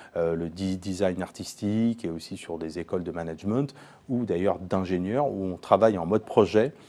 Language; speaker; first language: French; native; French